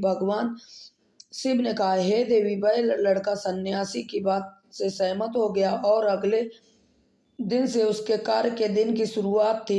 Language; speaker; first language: Hindi; native; Hindi